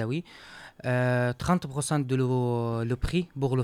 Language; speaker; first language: French; non-native, learner; Arabic